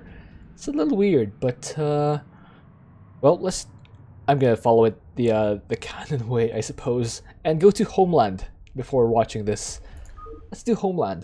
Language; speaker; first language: English; native; English